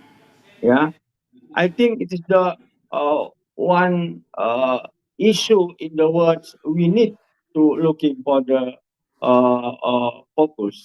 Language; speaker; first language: English; non-native, learner; Indonesian